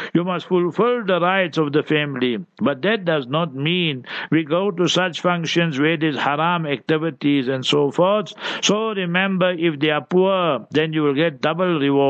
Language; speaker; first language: English; early bilingual, other home language; Urdu